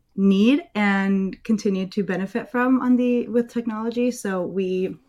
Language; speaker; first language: English; early bilingual, other home language; Spanish